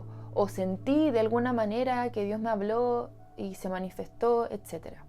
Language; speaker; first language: Spanish; native; Spanish